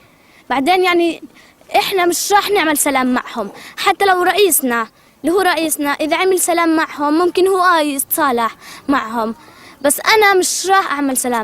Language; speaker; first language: Arabic; native; Arabic